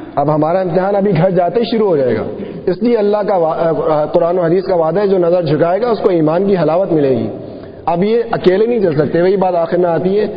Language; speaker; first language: Urdu; non-native, local second language; Sindhi